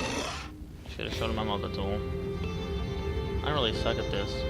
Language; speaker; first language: English; native; English